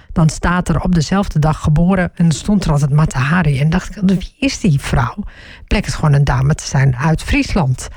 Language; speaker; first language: Dutch; early bilingual, other home language; Turkish